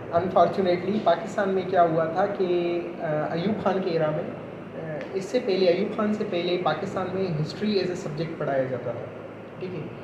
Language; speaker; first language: Urdu; non-native, local second language; Sindhi